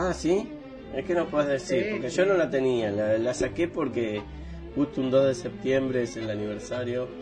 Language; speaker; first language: Spanish; native; Spanish